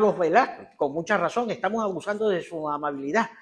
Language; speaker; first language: Spanish; native; Spanish